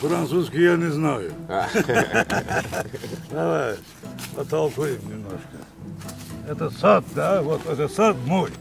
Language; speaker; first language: Russian; non-native, local second language; Azerbaijani